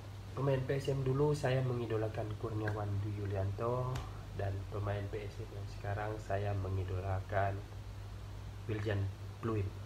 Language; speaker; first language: Indonesian; non-native, local second language; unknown